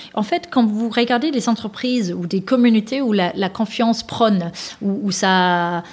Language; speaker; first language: French; non-native, fluent; Danish